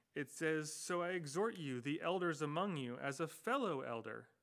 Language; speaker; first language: English; native; English